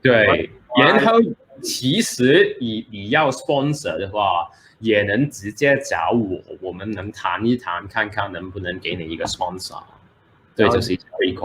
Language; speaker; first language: Chinese; early bilingual, heritage; Chinese